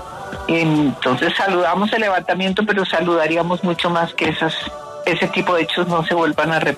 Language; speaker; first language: Spanish; native; Spanish